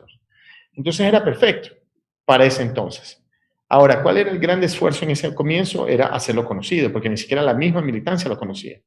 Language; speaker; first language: Spanish; native; Spanish